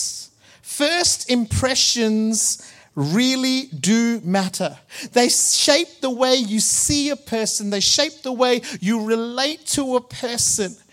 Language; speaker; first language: English; early bilingual, other home language; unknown